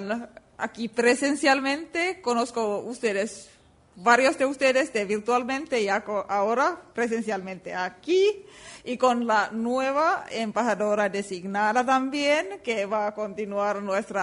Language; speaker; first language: Spanish; non-native, learner; Finnish